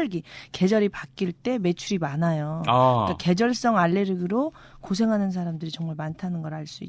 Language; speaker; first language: Korean; native; Korean